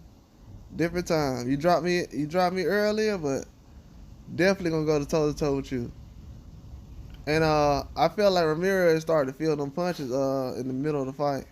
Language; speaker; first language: English; native; English